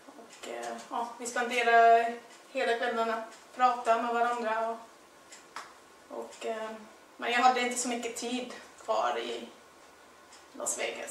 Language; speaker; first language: Swedish; non-native, fluent; English